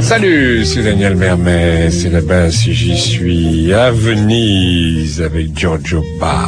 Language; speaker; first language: French; native; French